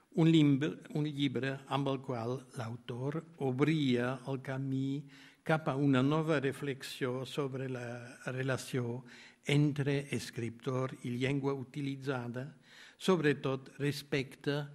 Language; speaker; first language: Catalan; non-native, fluent; German